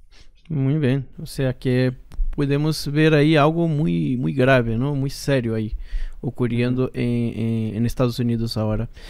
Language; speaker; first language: Spanish; non-native, fluent; Portuguese